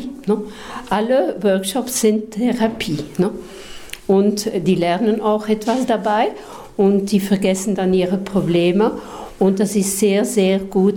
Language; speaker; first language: German; non-native, fluent; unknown